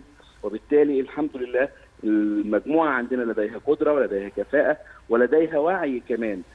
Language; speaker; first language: Arabic; native; Arabic